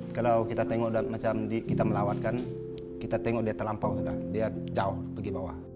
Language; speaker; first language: Malay; non-native, local second language; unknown